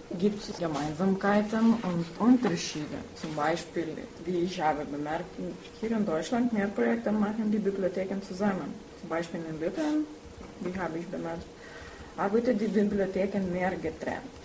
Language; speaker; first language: German; non-native, learner; Lithuanian